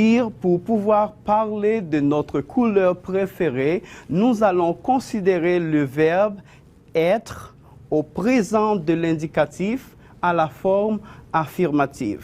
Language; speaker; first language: French; non-native, fluent; Spanish